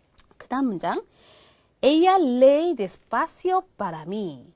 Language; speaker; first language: Spanish; non-native, fluent; Korean